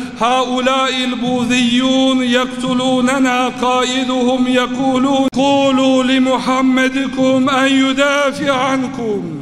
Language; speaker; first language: Arabic; non-native, fluent; Turkish